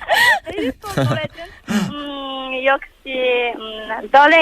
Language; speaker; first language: Korean; non-native, learner; Japanese